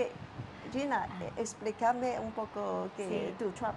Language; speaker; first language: Spanish; non-native, learner; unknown